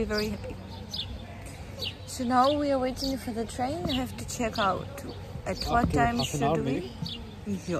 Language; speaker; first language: English; non-native, fluent; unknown